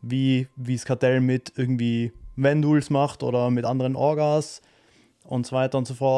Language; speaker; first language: German; native; German